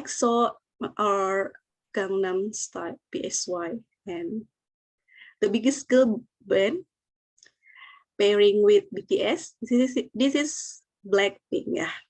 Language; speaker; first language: English; non-native, learner; Indonesian